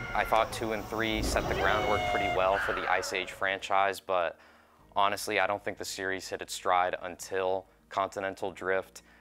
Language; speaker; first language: English; native; English